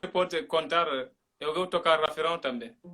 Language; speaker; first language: Portuguese; non-native, learner; Mandingo